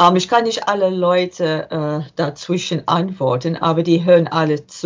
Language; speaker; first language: German; non-native, learner; English